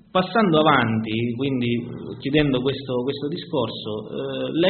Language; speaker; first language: Italian; native; Italian